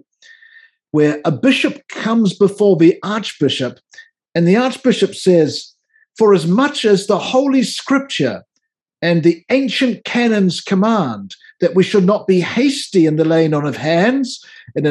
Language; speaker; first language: English; native; English